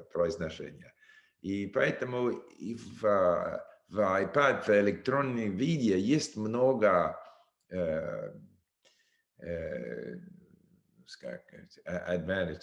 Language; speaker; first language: Russian; non-native, learner; English